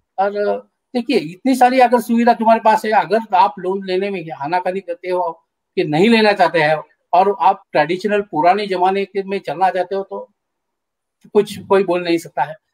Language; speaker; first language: Hindi; non-native, local second language; Marathi